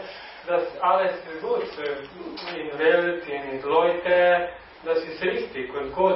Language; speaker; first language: German; non-native, learner; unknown